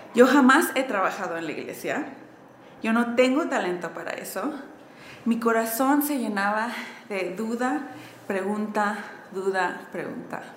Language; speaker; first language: Spanish; early bilingual, heritage; Spanish